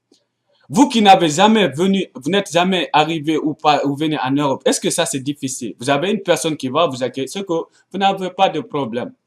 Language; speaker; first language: French; non-native, local second language; Arabic